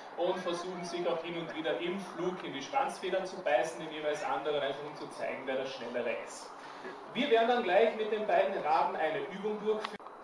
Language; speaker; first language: German; native; German